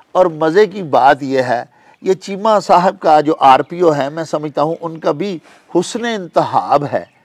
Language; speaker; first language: Urdu; non-native, local second language; Punjabi